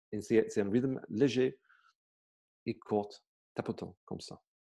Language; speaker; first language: French; non-native, fluent; English